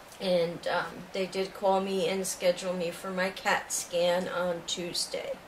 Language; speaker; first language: English; native; English